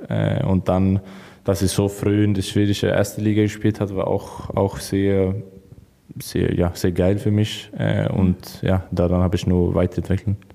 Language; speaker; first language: German; non-native, learner; Swedish